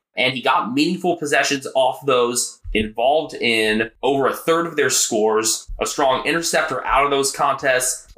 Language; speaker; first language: English; native; English